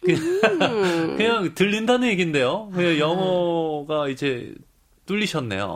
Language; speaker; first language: Korean; early bilingual, heritage; Korean